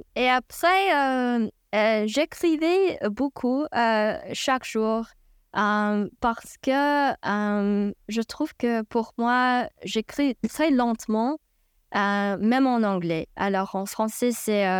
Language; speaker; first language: French; non-native, fluent; Chinese